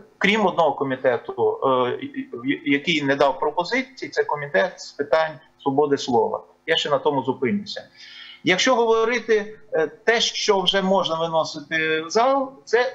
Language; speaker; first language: Ukrainian; native; Ukrainian